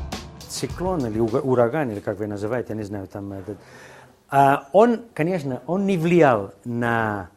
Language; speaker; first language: Russian; non-native, fluent; Spanish